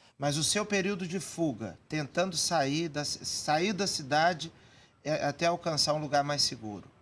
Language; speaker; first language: Portuguese; native; Portuguese